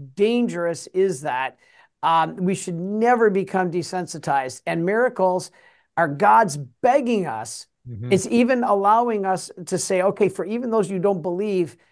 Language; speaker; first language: English; native; English